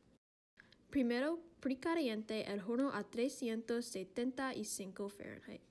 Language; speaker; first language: Spanish; non-native, learner; English